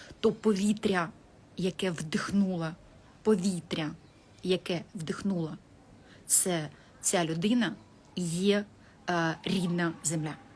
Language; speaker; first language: Ukrainian; non-native, local second language; Russian